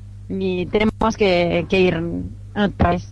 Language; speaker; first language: Spanish; non-native, fluent; Italian